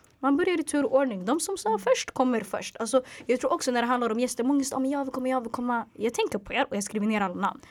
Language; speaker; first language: Swedish; early bilingual, other home language; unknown